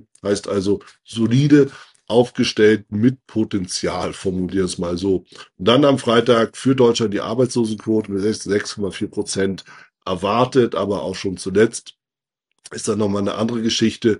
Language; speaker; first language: German; native; German